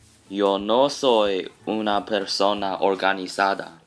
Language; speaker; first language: Spanish; non-native, learner; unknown